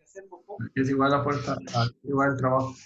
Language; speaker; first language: Spanish; native; Spanish